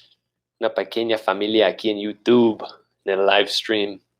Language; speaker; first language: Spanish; non-native, fluent; English